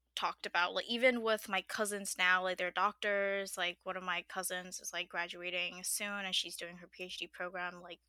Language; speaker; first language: English; non-native, fluent; Burmese